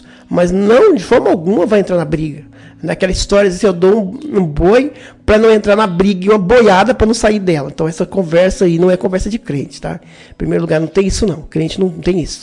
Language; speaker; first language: Portuguese; native; Portuguese